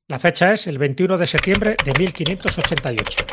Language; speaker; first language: Spanish; native; Spanish